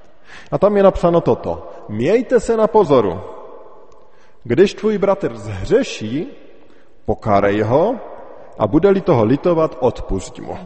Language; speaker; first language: Czech; native; Czech